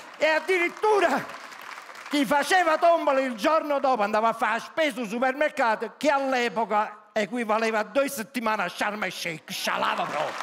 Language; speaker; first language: Italian; native; Italian